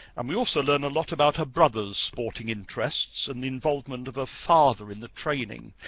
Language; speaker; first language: English; native; English